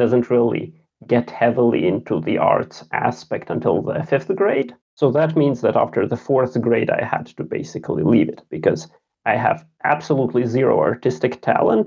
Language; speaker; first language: English; non-native, fluent; Latvian